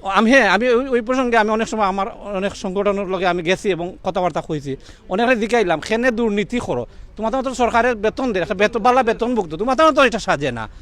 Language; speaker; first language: Bangla; native; Bangla